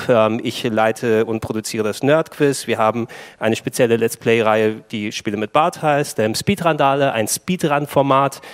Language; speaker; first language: German; early bilingual, other home language; Greek